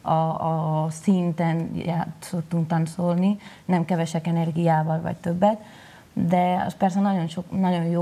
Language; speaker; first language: Hungarian; non-native, local second language; Spanish